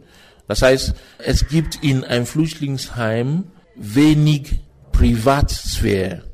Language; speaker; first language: German; non-native, fluent; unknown